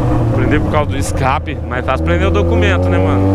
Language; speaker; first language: Portuguese; native; Portuguese